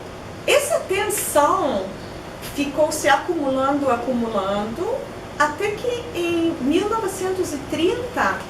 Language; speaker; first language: Portuguese; non-native, fluent; Polish